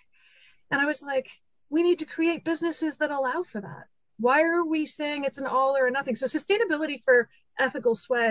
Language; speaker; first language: English; native; English